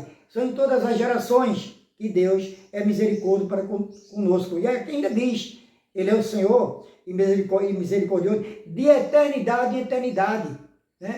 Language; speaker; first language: Portuguese; native; Portuguese